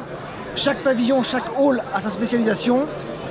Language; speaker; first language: French; native; French